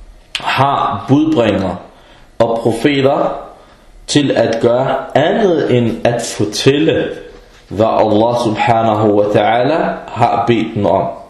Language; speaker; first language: Danish; early bilingual, other home language; Arabic